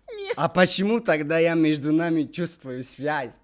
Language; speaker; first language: Russian; non-native, local second language; Tajik